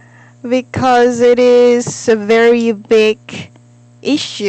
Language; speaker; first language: English; non-native, learner; Korean